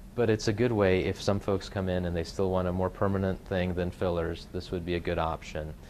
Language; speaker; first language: English; native; English